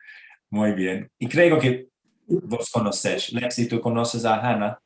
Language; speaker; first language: Spanish; non-native, fluent; English